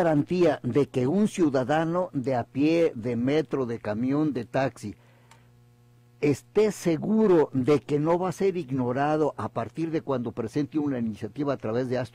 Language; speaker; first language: Spanish; native; Spanish